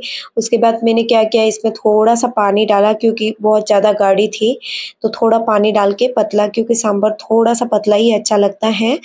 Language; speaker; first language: Hindi; native; Hindi